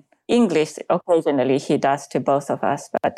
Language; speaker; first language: English; non-native, fluent; Japanese